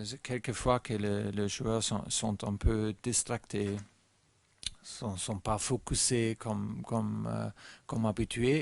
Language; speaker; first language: French; non-native, learner; German